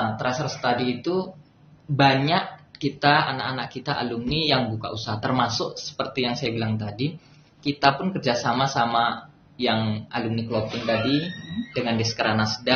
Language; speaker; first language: Indonesian; native; Indonesian